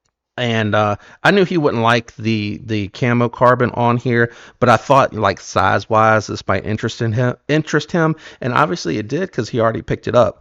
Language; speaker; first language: English; native; English